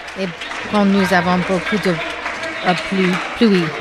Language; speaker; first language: French; non-native, learner; English